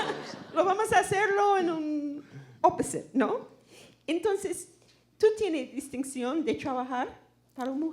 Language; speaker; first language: Spanish; non-native, fluent; English